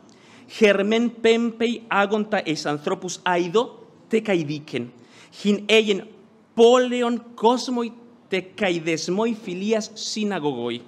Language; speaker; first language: Greek; non-native, fluent; Spanish